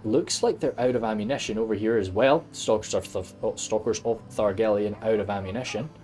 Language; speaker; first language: English; native; English